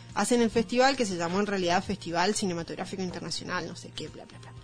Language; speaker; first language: Spanish; native; Spanish